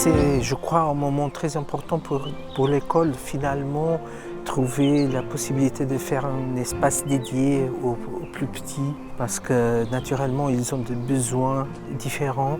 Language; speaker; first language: French; non-native, fluent; Portuguese